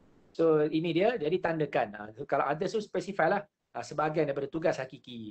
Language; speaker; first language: Malay; native; Malay